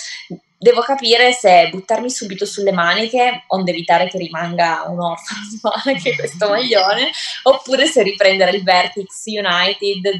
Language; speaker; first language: Italian; native; Italian